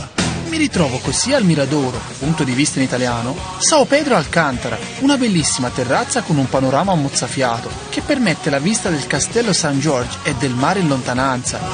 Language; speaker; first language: Italian; native; Italian